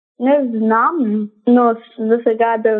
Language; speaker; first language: Bulgarian; early bilingual, heritage; Bulgarian